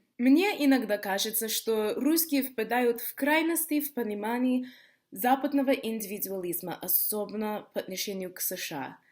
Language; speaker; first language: Russian; non-native, fluent; English